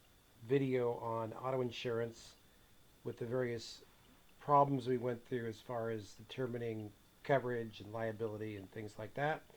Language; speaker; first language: English; native; English